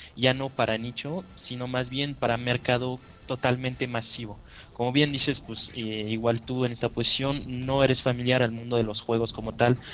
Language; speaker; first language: Spanish; non-native, fluent; French